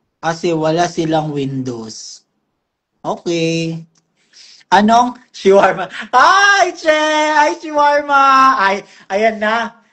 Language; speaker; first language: Filipino; non-native, local second language; Cebuano